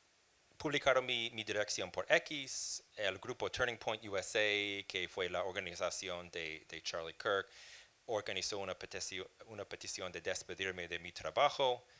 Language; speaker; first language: Spanish; non-native, fluent; English